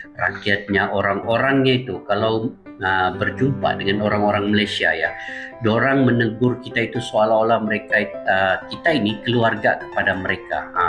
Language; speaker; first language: Malay; native; Malay